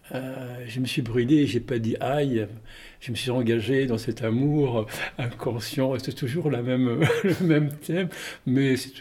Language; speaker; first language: French; non-native, local second language; Arabic